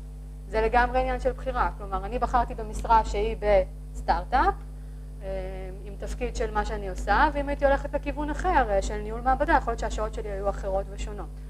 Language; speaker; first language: Hebrew; native; Hebrew